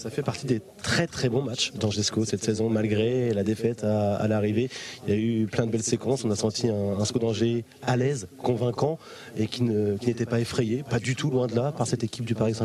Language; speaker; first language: French; native; French